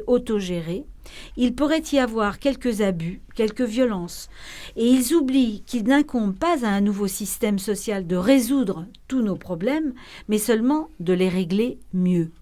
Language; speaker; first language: French; native; French